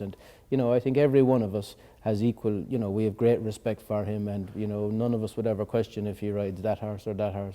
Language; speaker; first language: English; native; English